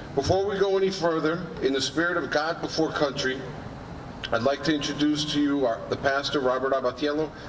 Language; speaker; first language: English; early bilingual, other home language; Spanish